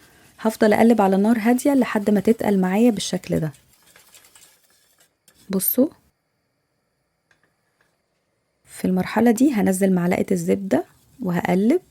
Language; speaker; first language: Arabic; native; Arabic